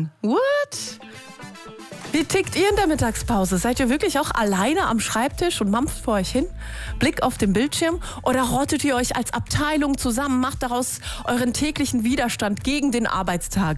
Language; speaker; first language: German; native; German